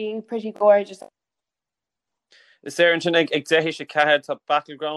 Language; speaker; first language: Irish; non-native, local second language; English